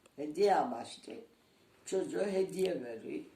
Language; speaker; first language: Turkish; native; Turkish